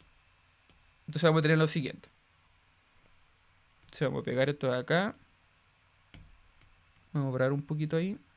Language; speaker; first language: Spanish; native; Spanish